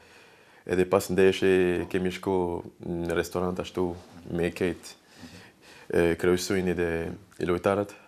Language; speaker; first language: Albanian; non-native, learner; French